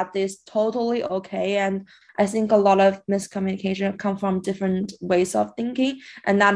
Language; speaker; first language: English; non-native, fluent; Chinese